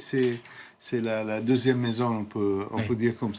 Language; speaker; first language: French; non-native, fluent; Italian